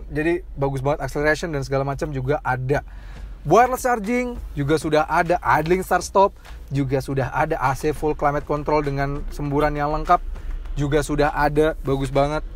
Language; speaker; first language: Indonesian; native; Indonesian